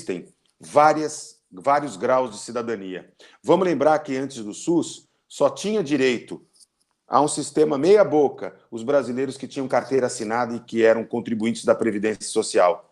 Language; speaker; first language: Portuguese; native; Portuguese